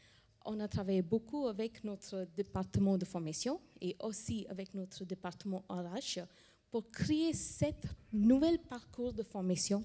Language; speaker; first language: French; non-native, fluent; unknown